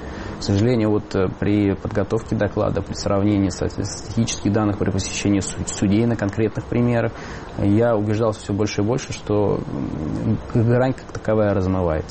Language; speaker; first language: Russian; native; Russian